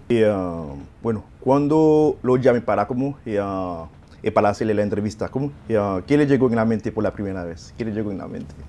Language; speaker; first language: Spanish; non-native, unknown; Haitian Creole